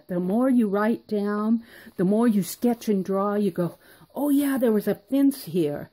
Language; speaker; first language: English; native; English